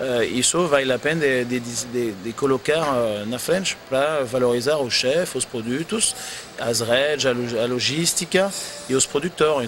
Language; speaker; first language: Portuguese; non-native, fluent; French